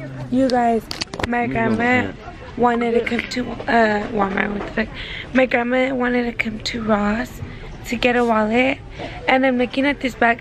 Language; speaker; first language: English; early bilingual, other home language; Spanish